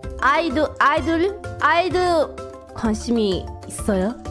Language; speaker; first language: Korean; non-native, learner; English